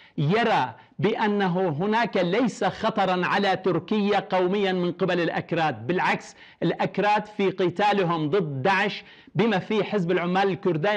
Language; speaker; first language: Arabic; non-native, fluent; Kurdish